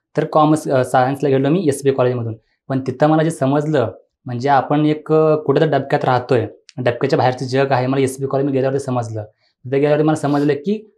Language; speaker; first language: Marathi; native; Marathi